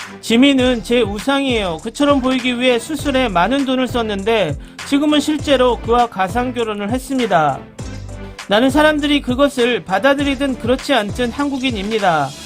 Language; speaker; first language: Korean; native; Korean